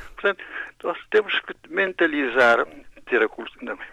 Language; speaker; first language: Portuguese; non-native, local second language; Kabuverdianu